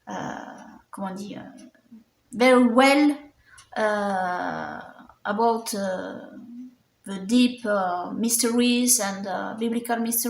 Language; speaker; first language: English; non-native, learner; French